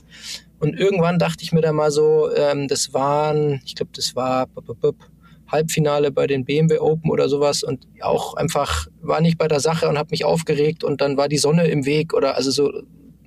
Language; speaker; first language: German; native; German